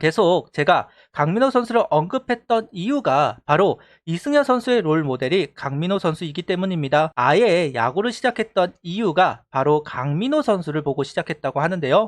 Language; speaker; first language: Korean; native; Korean